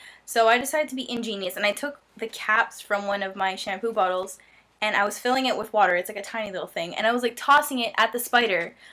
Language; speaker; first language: English; native; English